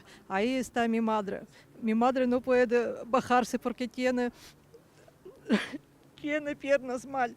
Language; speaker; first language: Spanish; non-native, learner; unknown